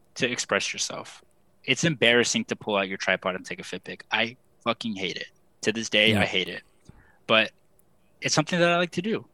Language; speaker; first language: English; native; English